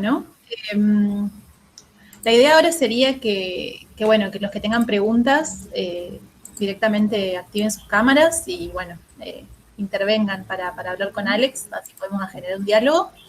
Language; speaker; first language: Spanish; native; Spanish